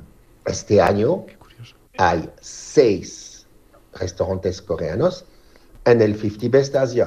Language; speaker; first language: Spanish; non-native, fluent; French